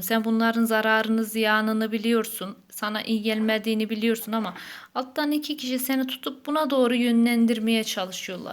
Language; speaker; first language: Turkish; native; Turkish